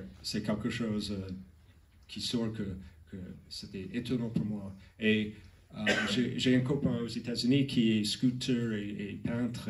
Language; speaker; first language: French; non-native, learner; English